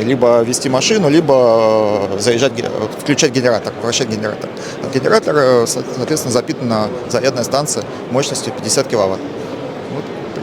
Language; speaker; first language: Russian; native; Russian